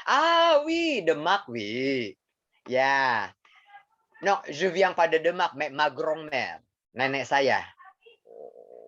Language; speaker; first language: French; non-native, fluent; Indonesian